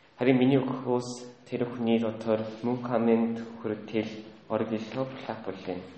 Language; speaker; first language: Mongolian; native; Mongolian